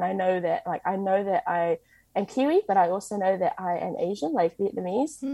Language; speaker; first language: English; native; English